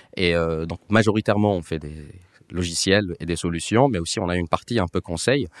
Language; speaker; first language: French; non-native, local second language; Arabic